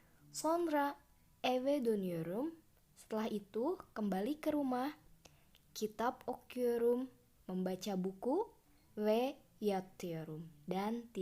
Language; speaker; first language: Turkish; non-native, fluent; Indonesian